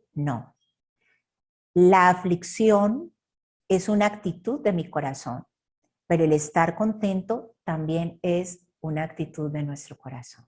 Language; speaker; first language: Spanish; native; Spanish